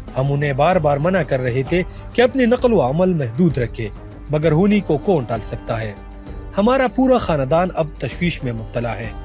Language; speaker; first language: Urdu; non-native, local second language; Pashto